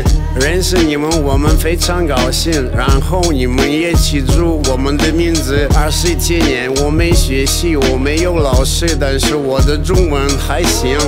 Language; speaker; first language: Chinese; non-native, learner; Russian